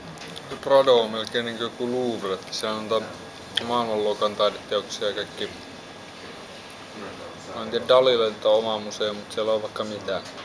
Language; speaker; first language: Finnish; native; Finnish